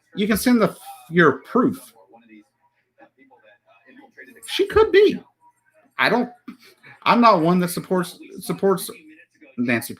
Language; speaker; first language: English; native; English